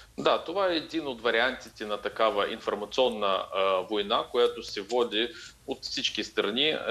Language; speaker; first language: Bulgarian; early bilingual, heritage; Bulgarian